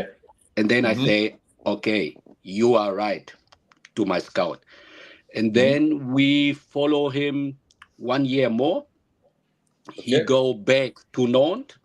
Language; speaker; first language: English; non-native, learner; German